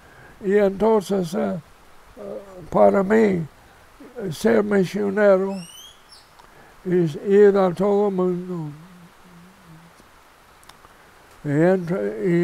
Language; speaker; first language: Spanish; non-native, fluent; English